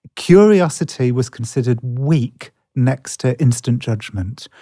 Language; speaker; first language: English; native; English